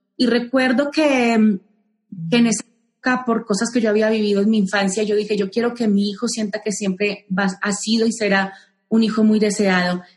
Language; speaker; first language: Spanish; native; Spanish